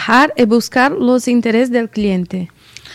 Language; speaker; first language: Spanish; non-native, learner; Portuguese